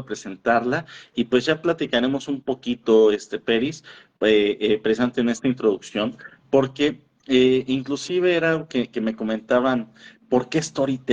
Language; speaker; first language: Spanish; native; Spanish